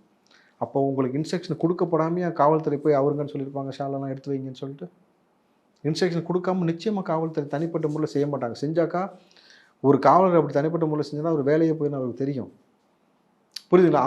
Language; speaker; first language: Tamil; native; Tamil